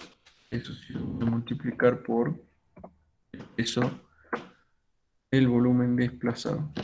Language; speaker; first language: Spanish; native; Spanish